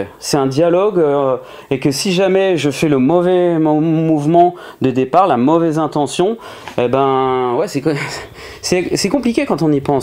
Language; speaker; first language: French; native; French